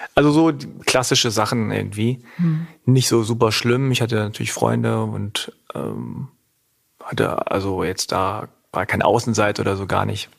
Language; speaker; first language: German; native; German